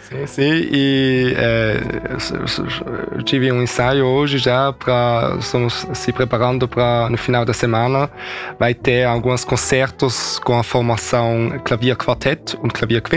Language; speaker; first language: Portuguese; early bilingual, heritage; German